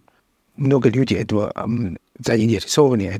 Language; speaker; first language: Russian; non-native, learner; Chinese